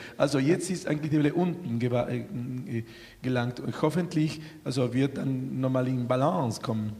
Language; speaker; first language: German; non-native, fluent; Spanish